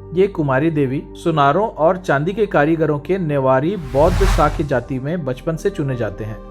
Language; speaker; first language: Hindi; native; Hindi